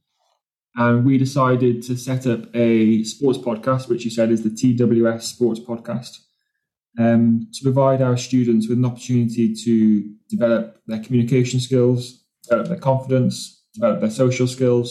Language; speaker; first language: English; native; English